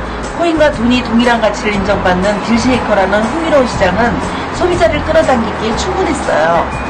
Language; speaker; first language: Korean; native; Korean